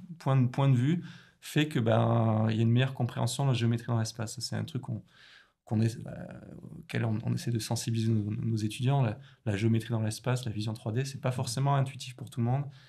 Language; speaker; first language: French; native; French